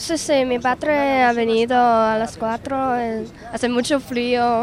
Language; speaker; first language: Spanish; non-native, learner; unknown